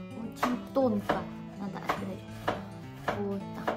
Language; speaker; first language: Russian; non-native, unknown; Korean